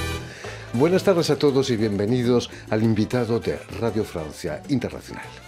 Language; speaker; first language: Spanish; native; Spanish